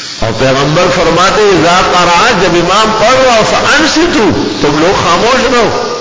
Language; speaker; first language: Urdu; non-native, local second language; Pashto